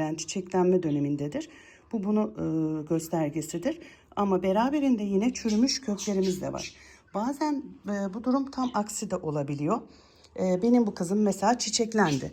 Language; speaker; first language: Turkish; native; Turkish